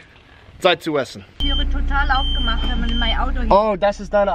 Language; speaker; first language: German; non-native, learner; English